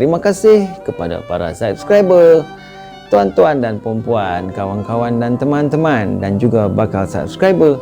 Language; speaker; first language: Malay; native; Malay